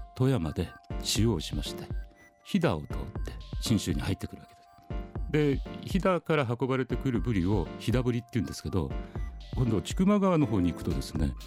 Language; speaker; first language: Japanese; native; Japanese